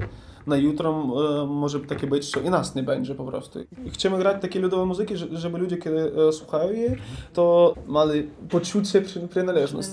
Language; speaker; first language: Polish; non-native, learner; Ukrainian